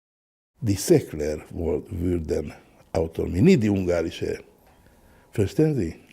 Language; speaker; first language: German; non-native, learner; Hungarian